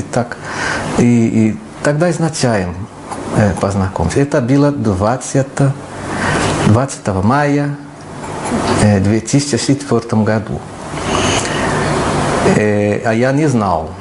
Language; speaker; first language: Russian; non-native, learner; Portuguese